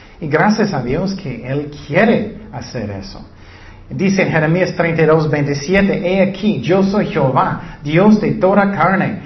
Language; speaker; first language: Spanish; non-native, learner; English